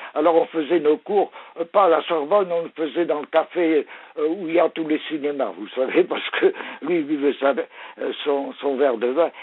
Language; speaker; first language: French; early bilingual, other home language; Polish